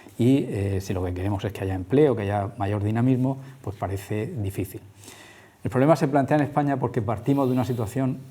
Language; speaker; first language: Spanish; native; Spanish